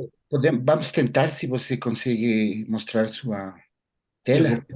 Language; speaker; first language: Portuguese; non-native, fluent; Spanish